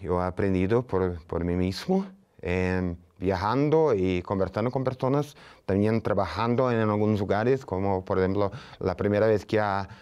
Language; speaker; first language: Spanish; non-native, fluent; Portuguese